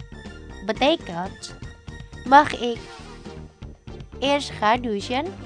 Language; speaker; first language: Dutch; non-native, fluent; Indonesian